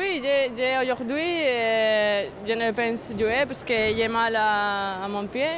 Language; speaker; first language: French; non-native, learner; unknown